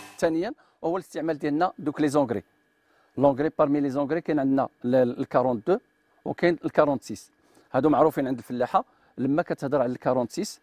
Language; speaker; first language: Arabic; native; Arabic